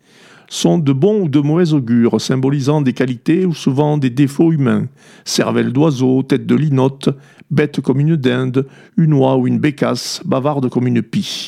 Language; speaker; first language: French; native; French